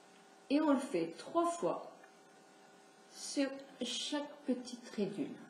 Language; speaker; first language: French; native; French